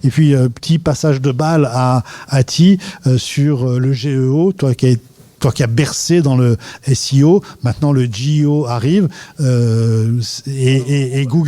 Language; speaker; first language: French; native; French